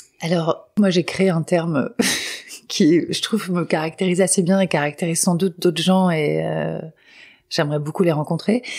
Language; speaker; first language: French; non-native, local second language; Arabic